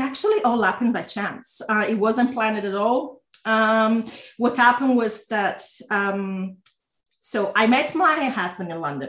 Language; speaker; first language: English; non-native, fluent; Italian